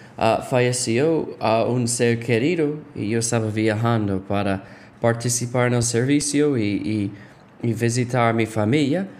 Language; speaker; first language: Spanish; non-native, fluent; English